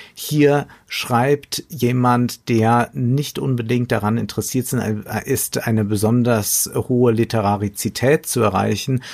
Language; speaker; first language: German; native; German